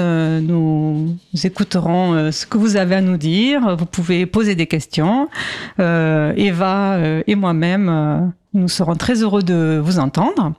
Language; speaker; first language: French; native; French